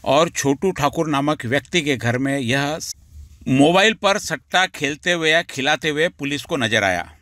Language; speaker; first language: Hindi; non-native, local second language; Marathi